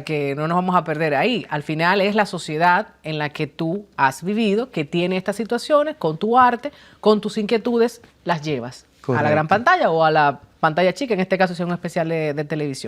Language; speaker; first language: Spanish; native; Spanish